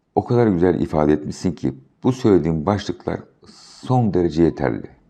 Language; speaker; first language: Turkish; native; Turkish